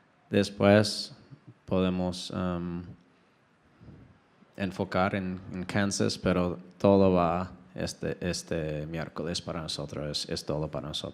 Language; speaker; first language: Spanish; non-native, fluent; English